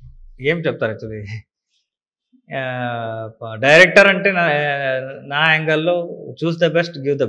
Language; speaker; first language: Telugu; non-native, learner; Kannada